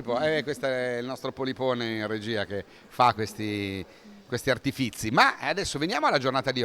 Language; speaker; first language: Italian; native; Italian